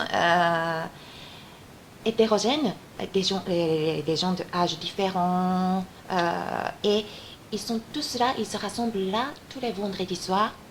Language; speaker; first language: French; non-native, fluent; Japanese